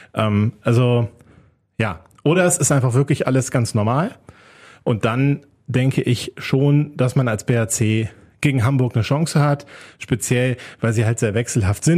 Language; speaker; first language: German; native; German